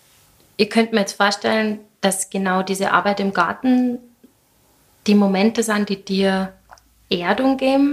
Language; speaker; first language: German; native; German